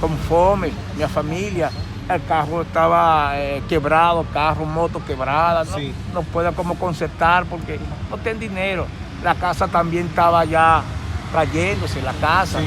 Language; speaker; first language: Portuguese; non-native, learner; Spanish